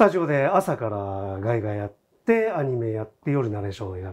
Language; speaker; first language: Japanese; native; Japanese